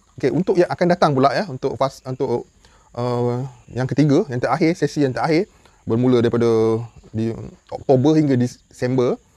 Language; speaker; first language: Malay; native; Malay